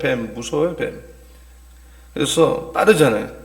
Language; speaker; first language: Korean; native; Korean